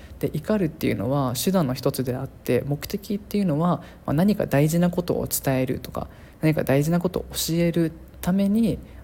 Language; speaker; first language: Japanese; native; Japanese